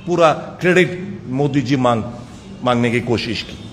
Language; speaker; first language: Hindi; non-native, local second language; Bangla